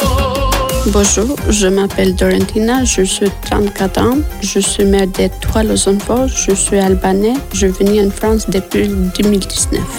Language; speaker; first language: French; non-native, learner; Albanian